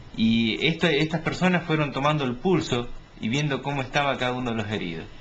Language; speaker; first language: Spanish; native; Spanish